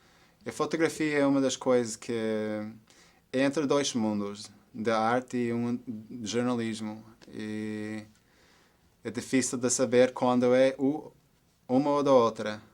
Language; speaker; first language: Portuguese; non-native, fluent; English